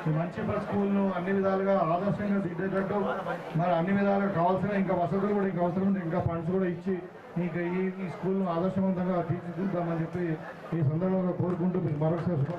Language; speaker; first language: Telugu; native; Telugu